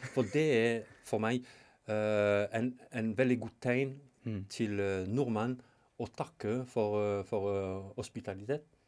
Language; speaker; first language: Norwegian; non-native, fluent; French